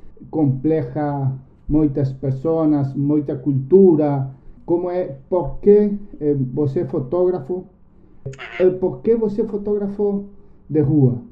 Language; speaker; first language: Portuguese; non-native, learner; Spanish